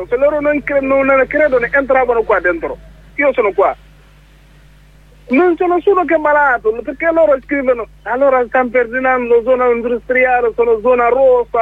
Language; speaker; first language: Italian; non-native, learner; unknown